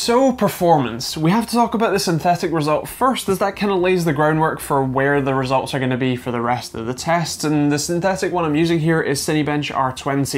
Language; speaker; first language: English; native; English